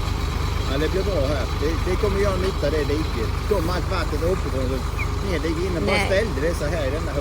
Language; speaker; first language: Swedish; native; Swedish